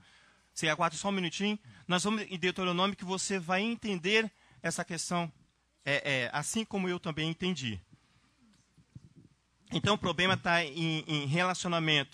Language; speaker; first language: Portuguese; native; Portuguese